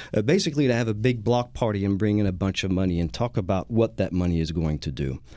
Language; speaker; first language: English; non-native, fluent; French